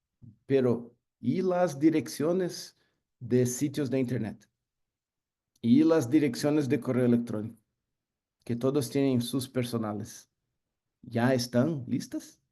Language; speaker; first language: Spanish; non-native, learner; Portuguese